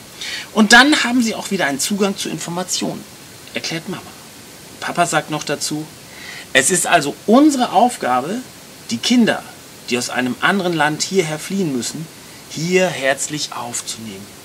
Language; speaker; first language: German; native; German